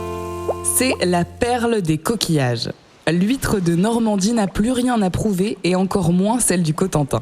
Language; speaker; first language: French; native; French